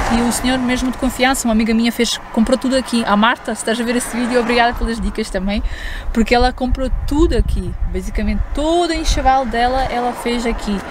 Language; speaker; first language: Portuguese; non-native, fluent; Ukrainian